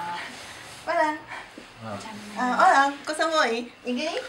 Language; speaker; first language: Italian; non-native, learner; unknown